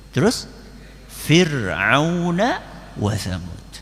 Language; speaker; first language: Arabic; non-native, fluent; Indonesian